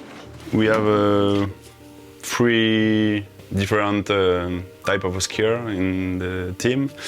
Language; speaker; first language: English; non-native, learner; French